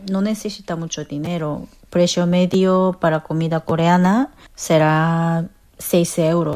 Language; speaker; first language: Spanish; non-native, fluent; Korean